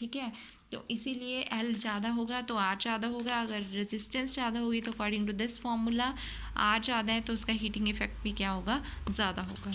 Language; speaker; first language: Hindi; native; Hindi